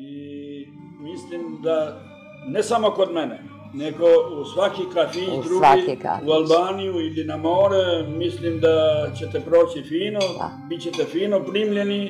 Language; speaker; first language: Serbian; early bilingual, heritage; Serbian